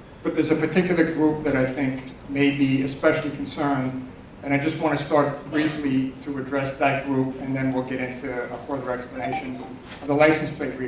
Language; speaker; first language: English; native; English